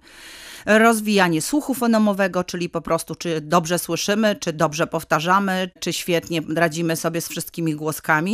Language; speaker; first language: Polish; native; Polish